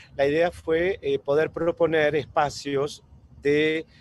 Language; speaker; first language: Spanish; native; Spanish